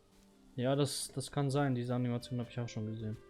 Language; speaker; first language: German; native; German